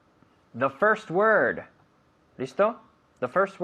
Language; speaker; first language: English; non-native, fluent; Spanish